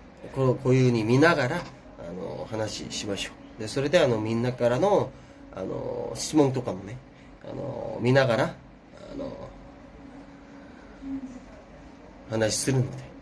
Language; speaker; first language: Japanese; non-native, fluent; Korean